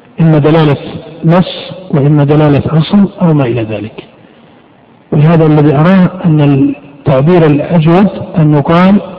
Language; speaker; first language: Arabic; native; Arabic